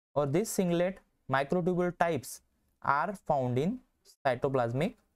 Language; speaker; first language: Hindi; non-native, local second language; Marathi